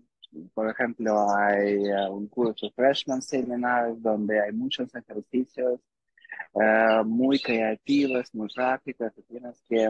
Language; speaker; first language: Spanish; non-native, learner; Russian